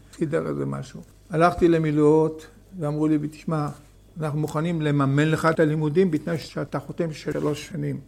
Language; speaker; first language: Hebrew; native; Hebrew